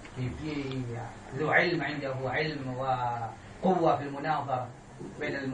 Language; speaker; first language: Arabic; non-native, fluent; Morisyen